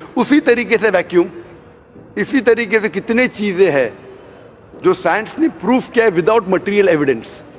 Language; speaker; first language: Hindi; non-native, local second language; Konkani